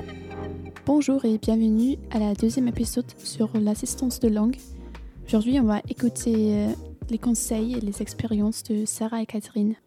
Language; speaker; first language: French; non-native, learner; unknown